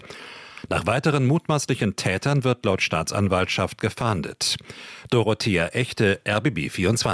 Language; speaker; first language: German; native; German